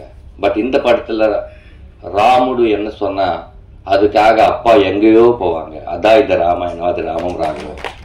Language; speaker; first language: Tamil; non-native, learner; Telugu